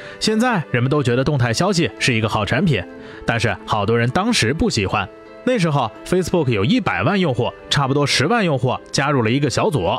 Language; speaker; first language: Chinese; non-native, learner; English